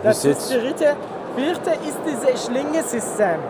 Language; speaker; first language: German; non-native, learner; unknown